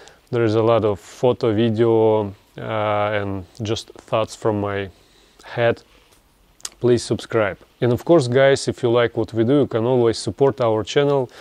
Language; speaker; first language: English; non-native, learner; Russian